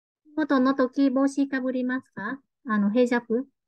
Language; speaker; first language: Japanese; non-native, fluent; Vietnamese